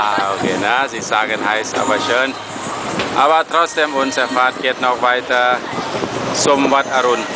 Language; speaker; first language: German; non-native, learner; Thai